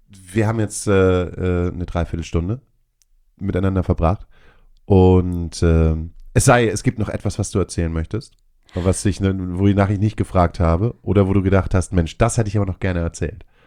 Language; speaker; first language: German; native; German